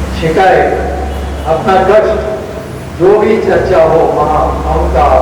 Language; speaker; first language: Hindi; non-native, local second language; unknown